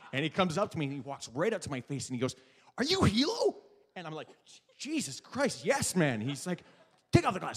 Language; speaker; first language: English; native; English